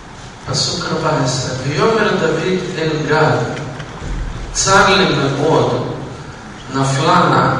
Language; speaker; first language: Hebrew; non-native, fluent; Russian